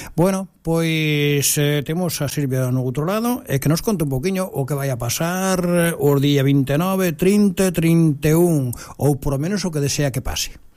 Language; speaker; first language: Galician; early bilingual, heritage; Galician